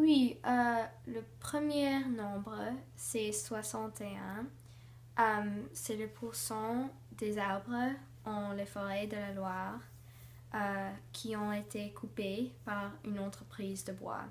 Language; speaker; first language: French; non-native, learner; English